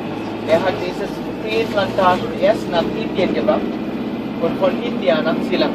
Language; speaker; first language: German; non-native, learner; Sinhala